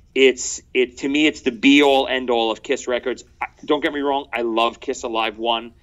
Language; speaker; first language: English; native; English